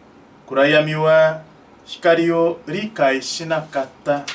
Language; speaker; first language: Japanese; non-native, fluent; French